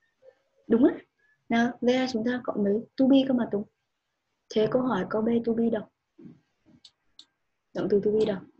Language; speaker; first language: Vietnamese; native; Vietnamese